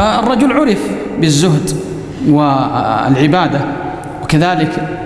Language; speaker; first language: Arabic; native; Arabic